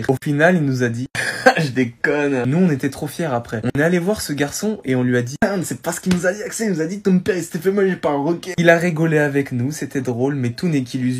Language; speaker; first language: French; native; French